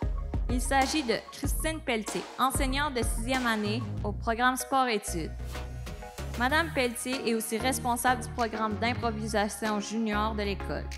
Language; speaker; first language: French; native; French